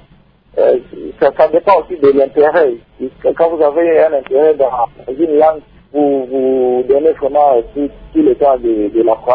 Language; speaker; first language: French; non-native, local second language; Swahili